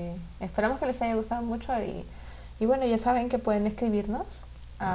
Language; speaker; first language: Spanish; non-native, fluent; English